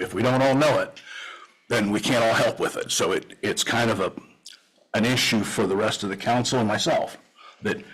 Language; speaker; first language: English; native; English